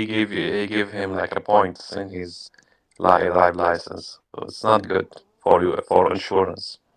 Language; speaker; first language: English; non-native, learner; Arabic